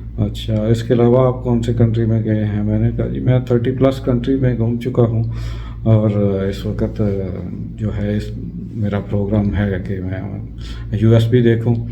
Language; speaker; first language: Urdu; non-native, local second language; Punjabi